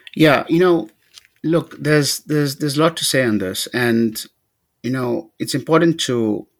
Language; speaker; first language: English; native; English